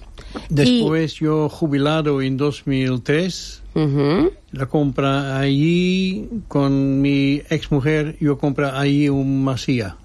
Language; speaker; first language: Spanish; non-native, learner; Dutch